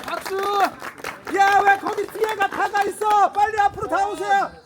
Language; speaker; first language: Korean; native; Korean